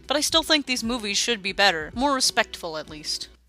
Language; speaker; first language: English; native; English